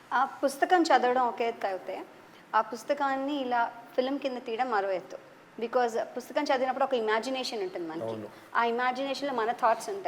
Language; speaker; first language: Telugu; native; Telugu